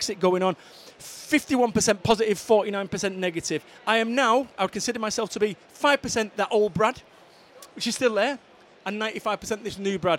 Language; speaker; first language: English; native; English